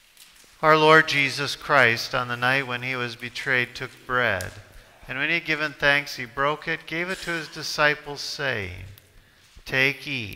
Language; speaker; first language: English; native; English